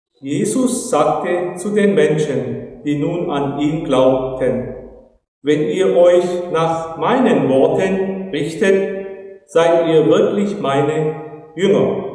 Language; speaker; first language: German; non-native, fluent; Turkish